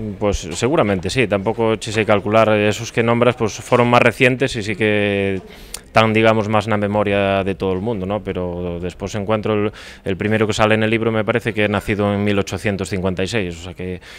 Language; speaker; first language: Galician; native; Galician